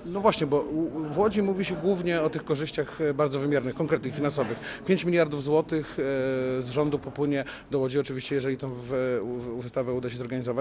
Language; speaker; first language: Polish; native; Polish